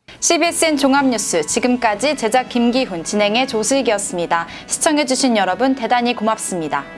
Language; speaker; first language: Korean; native; Korean